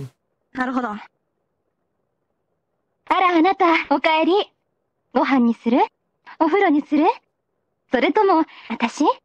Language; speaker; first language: Japanese; native; Japanese